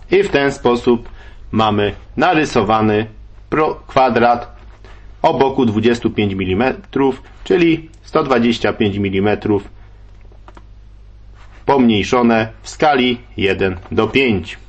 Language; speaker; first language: Polish; native; Polish